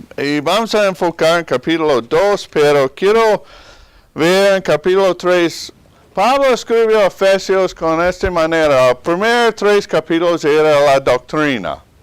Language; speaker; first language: Spanish; non-native, fluent; English